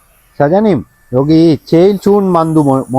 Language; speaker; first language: Korean; non-native, learner; Sinhala